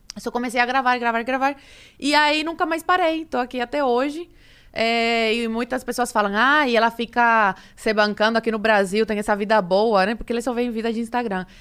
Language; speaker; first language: Portuguese; early bilingual, other home language; Spanish